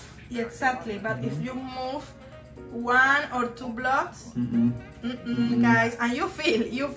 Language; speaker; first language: English; non-native, learner; Spanish